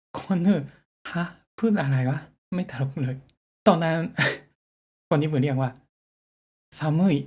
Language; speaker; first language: Thai; non-native, learner; Japanese